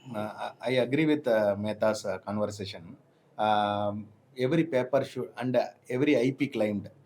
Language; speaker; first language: English; non-native, local second language; Tamil